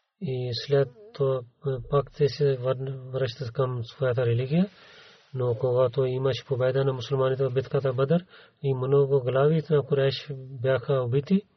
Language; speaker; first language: Bulgarian; non-native, learner; Urdu